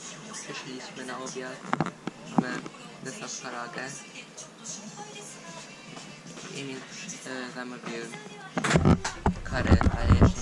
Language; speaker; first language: Polish; non-native, fluent; Japanese